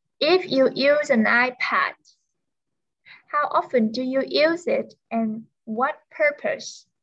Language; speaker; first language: English; non-native, fluent; Vietnamese